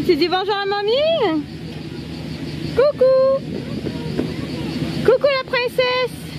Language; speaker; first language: French; native; French